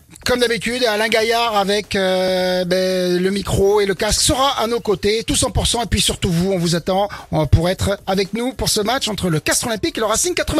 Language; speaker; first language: French; native; French